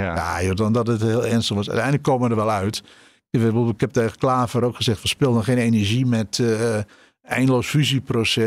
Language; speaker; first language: Dutch; native; Dutch